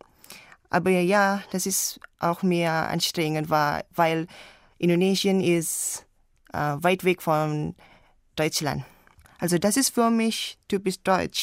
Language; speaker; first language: German; non-native, learner; Indonesian